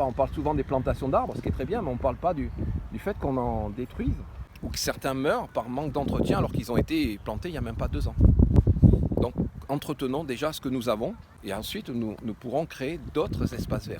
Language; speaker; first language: French; native; French